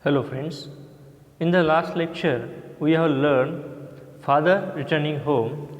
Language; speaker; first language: English; non-native, local second language; Marathi